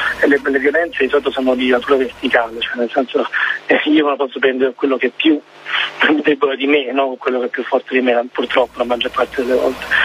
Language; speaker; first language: Italian; native; Italian